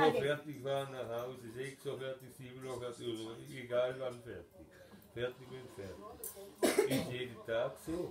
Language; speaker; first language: German; non-native, learner; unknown